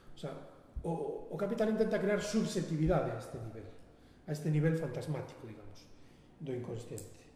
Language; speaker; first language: Galician; non-native, local second language; Spanish